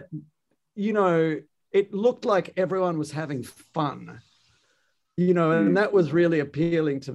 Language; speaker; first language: English; native; English